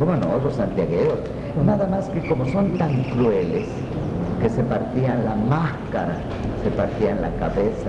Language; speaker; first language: Spanish; native; Spanish